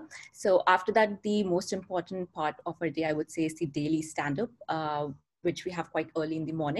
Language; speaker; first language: English; non-native, local second language; Hindi